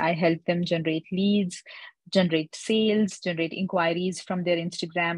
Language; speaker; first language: English; non-native, local second language; Hindi